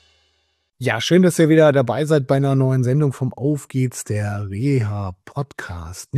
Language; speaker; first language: German; native; German